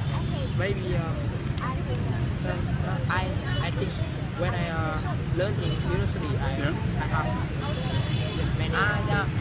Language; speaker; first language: English; non-native, learner; Vietnamese